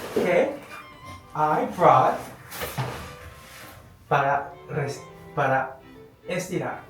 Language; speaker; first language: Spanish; non-native, fluent; Korean